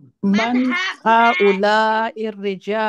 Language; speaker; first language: Arabic; non-native, learner; Urdu